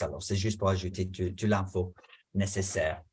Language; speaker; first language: French; non-native, fluent; English